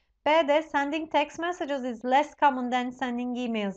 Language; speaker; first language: English; non-native, fluent; Turkish